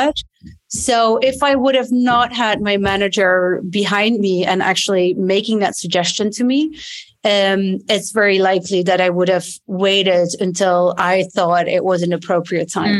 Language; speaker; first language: English; non-native, fluent; Dutch